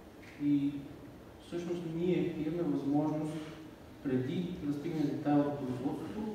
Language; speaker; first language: Bulgarian; native; Bulgarian